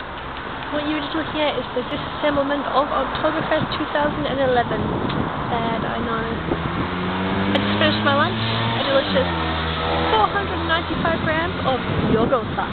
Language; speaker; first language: English; native; English